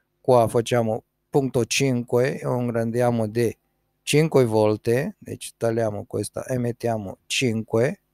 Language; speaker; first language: Italian; non-native, learner; Romanian